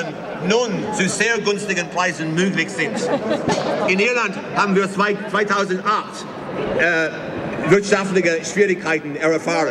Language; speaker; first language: German; non-native, fluent; English